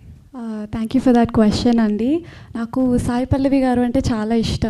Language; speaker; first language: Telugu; early bilingual, heritage; Telugu